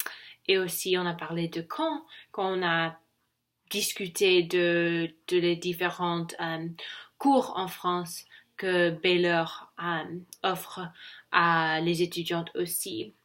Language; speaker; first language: French; non-native, learner; English